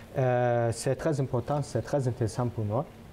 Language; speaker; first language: French; non-native, learner; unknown